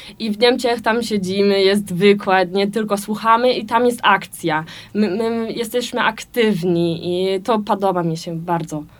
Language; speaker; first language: Polish; non-native, learner; German